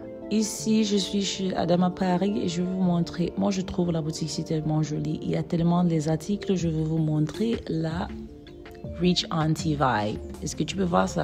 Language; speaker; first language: French; non-native, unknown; English